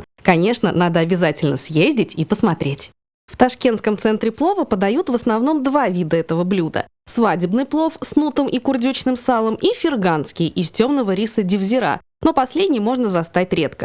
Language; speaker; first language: Russian; native; Russian